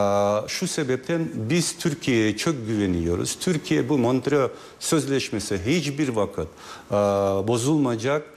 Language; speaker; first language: Turkish; non-native, fluent; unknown